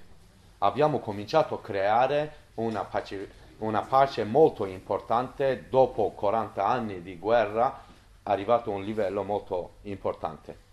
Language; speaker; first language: Italian; non-native, learner; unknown